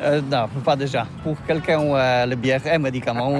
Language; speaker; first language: French; non-native, learner; Polish